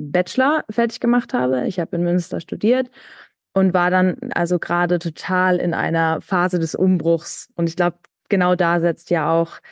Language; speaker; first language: German; native; German